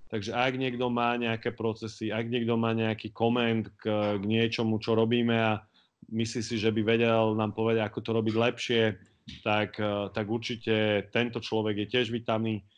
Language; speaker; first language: Slovak; native; Slovak